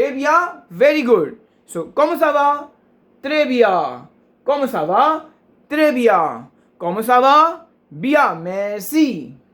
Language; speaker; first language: French; non-native, fluent; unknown